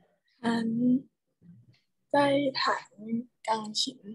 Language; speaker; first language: Chinese; non-native, learner; Thai